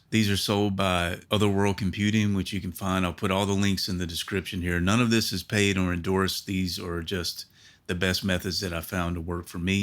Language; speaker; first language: English; native; English